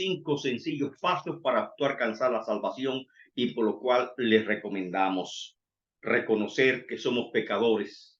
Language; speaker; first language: Spanish; native; Spanish